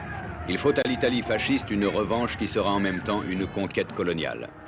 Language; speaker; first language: French; native; French